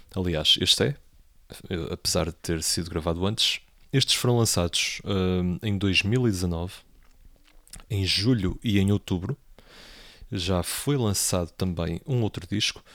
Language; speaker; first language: Portuguese; native; Portuguese